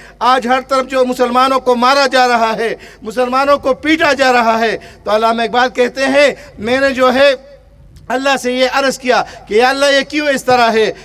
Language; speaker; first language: Urdu; non-native, local second language; Pashto